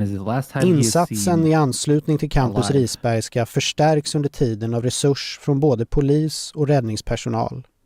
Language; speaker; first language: Swedish; native; Swedish